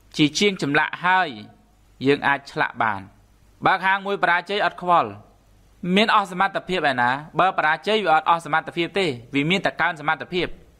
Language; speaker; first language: Khmer; native; Khmer